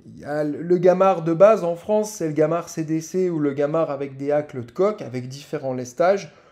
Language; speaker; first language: French; native; French